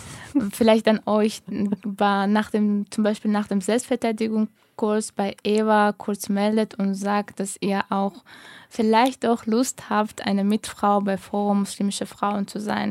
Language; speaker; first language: German; non-native, fluent; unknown